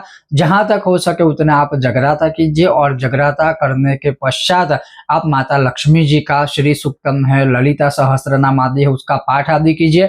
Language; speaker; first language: Hindi; native; Hindi